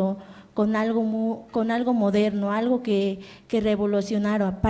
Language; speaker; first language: Spanish; non-native, local second language; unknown